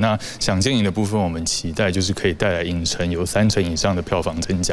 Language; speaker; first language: Chinese; native; Chinese